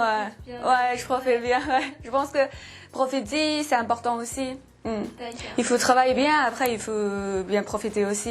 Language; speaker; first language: French; non-native, fluent; Chinese